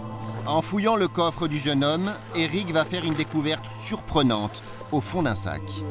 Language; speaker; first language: French; native; French